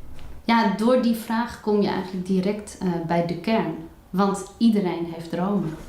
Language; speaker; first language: Dutch; native; Dutch